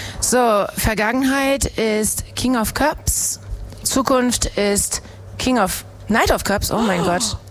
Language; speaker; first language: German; non-native, fluent; French